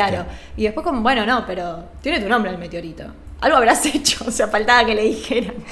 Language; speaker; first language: Spanish; native; Spanish